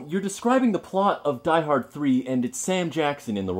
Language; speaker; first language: English; native; English